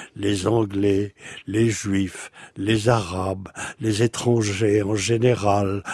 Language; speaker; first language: French; native; French